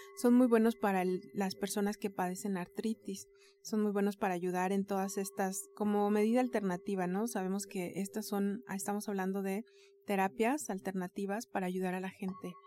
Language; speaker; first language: Spanish; native; Spanish